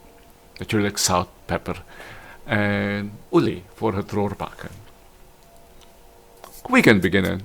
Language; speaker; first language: Dutch; non-native, learner; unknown